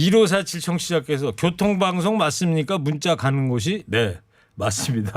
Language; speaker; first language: Korean; native; Korean